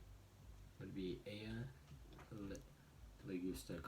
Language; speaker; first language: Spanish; non-native, learner; English